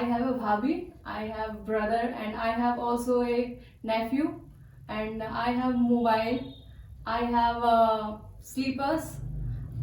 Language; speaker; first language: English; non-native, learner; Hindi